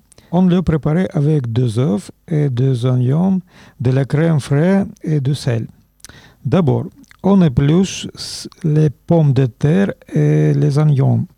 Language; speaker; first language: French; non-native, learner; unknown